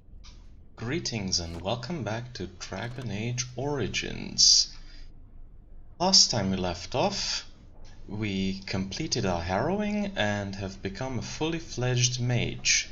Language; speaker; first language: English; non-native, fluent; German